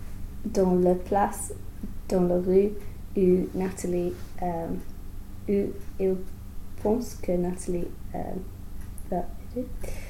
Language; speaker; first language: French; non-native, learner; English